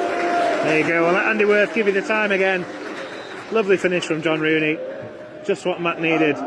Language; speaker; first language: English; native; English